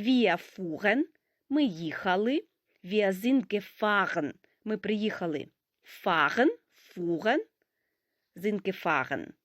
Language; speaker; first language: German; non-native, fluent; Ukrainian